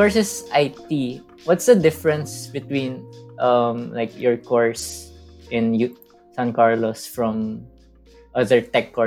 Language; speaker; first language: English; non-native, local second language; Hiligaynon